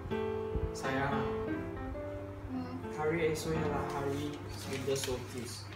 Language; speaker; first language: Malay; non-native, local second language; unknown